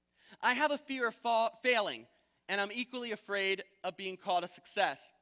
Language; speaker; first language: English; native; English